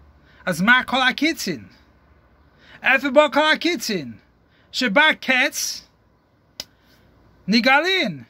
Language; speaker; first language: Hebrew; non-native, fluent; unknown